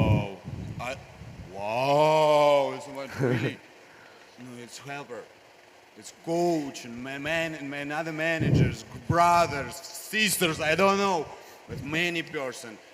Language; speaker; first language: English; non-native, learner; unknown